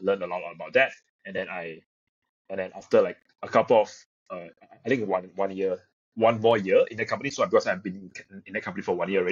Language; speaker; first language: English; non-native, local second language; Chinese